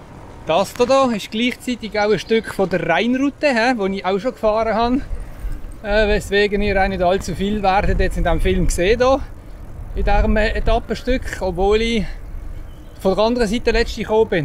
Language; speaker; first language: German; native; German